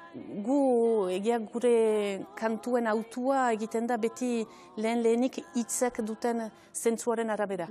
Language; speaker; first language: Basque; native; Basque